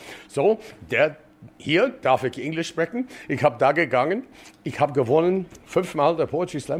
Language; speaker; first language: German; non-native, learner; English